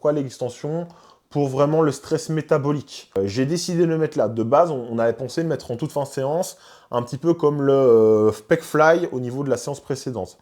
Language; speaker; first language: French; native; French